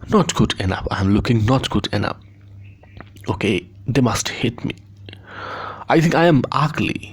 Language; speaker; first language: English; non-native, local second language; Bangla